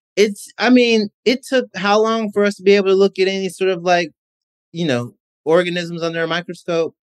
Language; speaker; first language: English; native; English